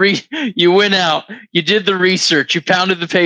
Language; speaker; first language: English; native; English